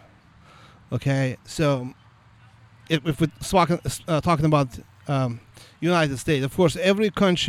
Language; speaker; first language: English; non-native, fluent; Azerbaijani